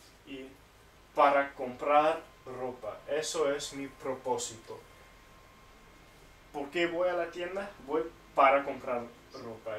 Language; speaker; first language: Spanish; non-native, fluent; English